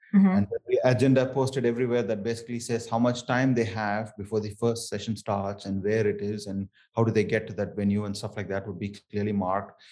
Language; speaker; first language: English; non-native, local second language; Tamil